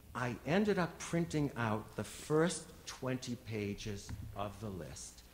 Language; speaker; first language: English; native; English